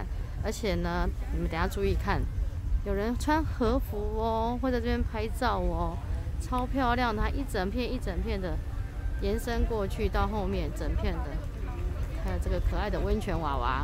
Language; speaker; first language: Chinese; native; Chinese